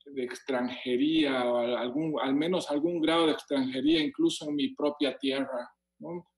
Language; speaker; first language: Spanish; native; Spanish